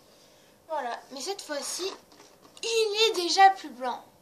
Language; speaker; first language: French; native; French